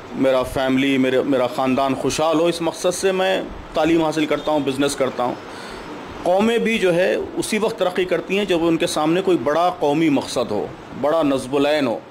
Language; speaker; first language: Urdu; native; Urdu